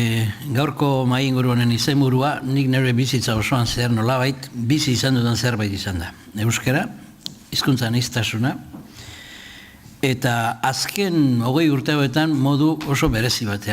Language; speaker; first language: Basque; native; Basque